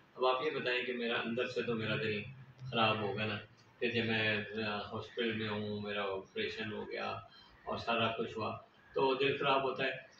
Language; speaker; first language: Urdu; native; Urdu